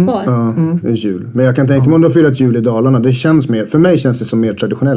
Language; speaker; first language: Swedish; native; Swedish